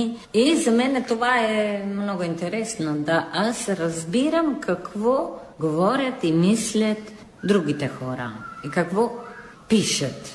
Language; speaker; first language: Bulgarian; non-native, fluent; Italian